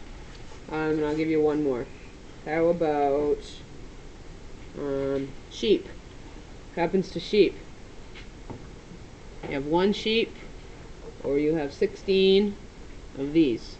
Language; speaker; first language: English; native; English